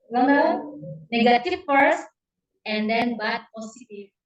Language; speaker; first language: English; non-native, learner; Indonesian